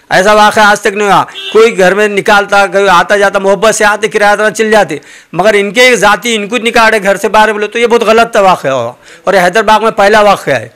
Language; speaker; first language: Hindi; non-native, local second language; Urdu